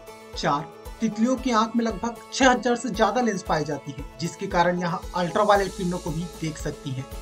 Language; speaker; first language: Hindi; native; Hindi